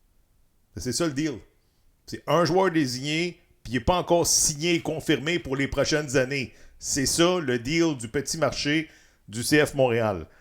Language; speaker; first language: French; native; French